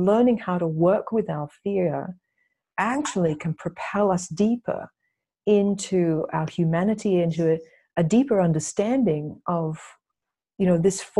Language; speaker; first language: English; native; English